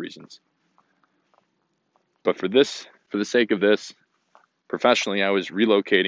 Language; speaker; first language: English; native; English